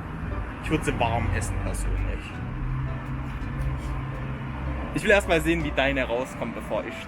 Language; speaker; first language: German; native; German